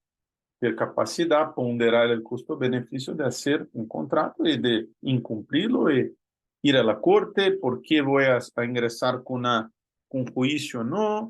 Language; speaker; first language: Spanish; non-native, fluent; Portuguese